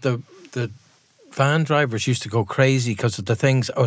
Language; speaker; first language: English; native; English